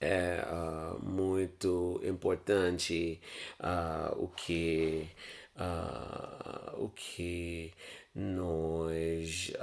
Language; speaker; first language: Portuguese; non-native, learner; English